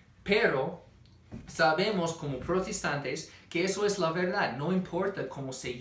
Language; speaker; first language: Spanish; non-native, fluent; English